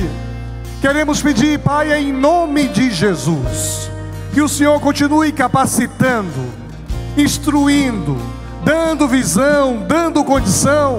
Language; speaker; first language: Portuguese; native; Portuguese